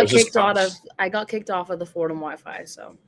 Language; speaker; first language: English; native; English